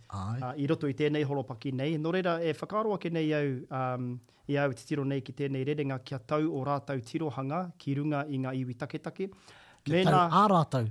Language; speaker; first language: Māori; native; Māori